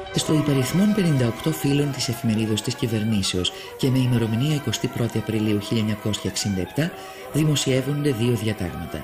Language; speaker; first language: Greek; native; Greek